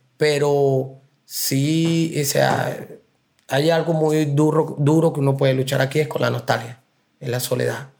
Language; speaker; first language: Spanish; native; Spanish